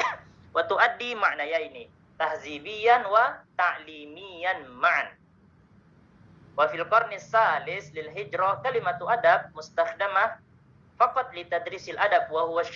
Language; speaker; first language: Arabic; non-native, learner; Indonesian